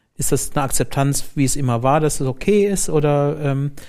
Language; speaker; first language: German; native; German